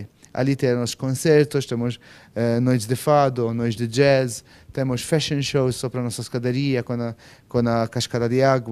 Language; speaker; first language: Portuguese; non-native, fluent; Maltese